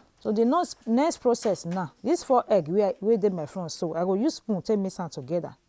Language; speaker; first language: Nigerian Pidgin; native; Nigerian Pidgin